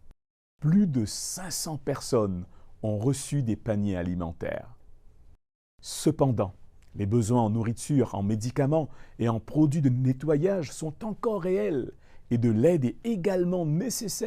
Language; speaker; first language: French; native; French